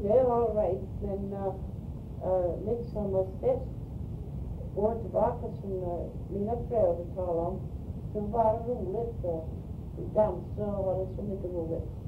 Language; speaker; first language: Swedish; early bilingual, heritage; Swedish